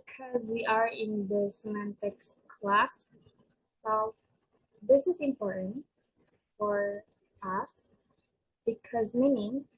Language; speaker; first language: English; non-native, learner; Indonesian